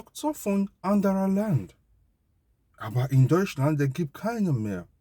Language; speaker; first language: German; non-native, learner; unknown